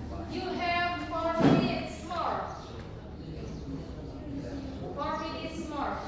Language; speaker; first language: English; non-native, learner; Indonesian